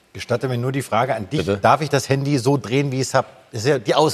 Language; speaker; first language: German; native; German